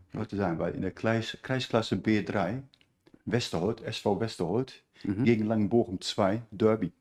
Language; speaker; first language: German; native; German